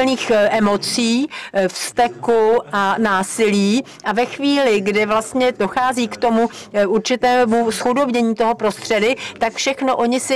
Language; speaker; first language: Czech; native; Czech